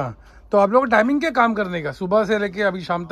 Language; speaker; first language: Hindi; native; Hindi